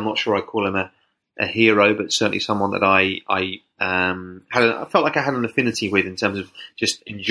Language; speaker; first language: English; native; English